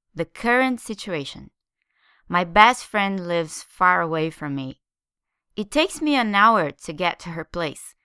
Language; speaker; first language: English; non-native, fluent; Portuguese